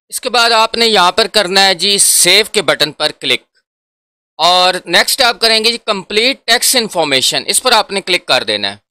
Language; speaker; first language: Urdu; non-native, local second language; Punjabi